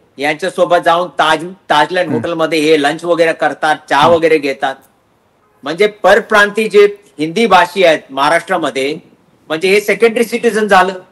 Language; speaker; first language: Marathi; non-native, local second language; Hindi